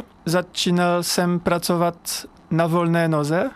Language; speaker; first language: Czech; non-native, learner; French